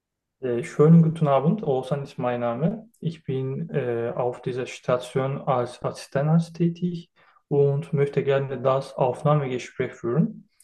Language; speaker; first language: German; non-native, learner; Turkish